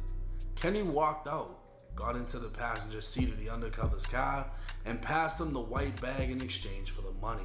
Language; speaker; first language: English; native; English